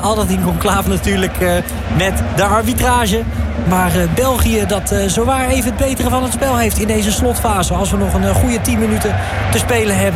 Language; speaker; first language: Dutch; native; Dutch